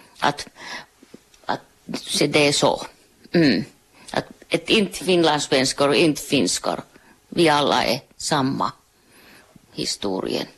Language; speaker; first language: Swedish; non-native, local second language; Finnish